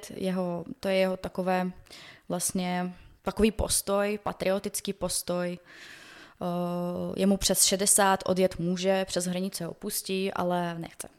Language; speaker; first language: Czech; non-native, fluent; Ukrainian